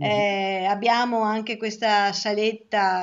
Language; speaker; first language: Italian; native; Italian